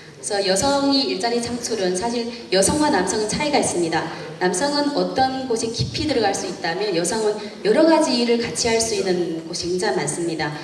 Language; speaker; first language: Korean; native; Korean